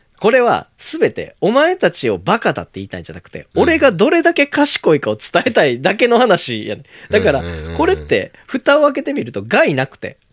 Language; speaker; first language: Japanese; native; Japanese